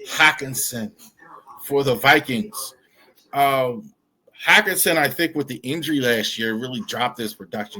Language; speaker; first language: English; native; English